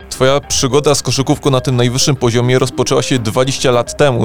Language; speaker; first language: Polish; native; Polish